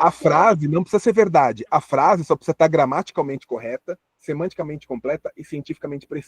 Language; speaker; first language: Portuguese; native; Portuguese